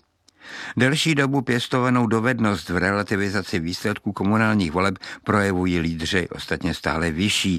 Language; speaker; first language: Czech; native; Czech